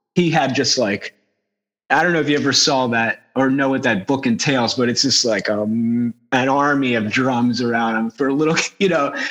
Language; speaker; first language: English; native; English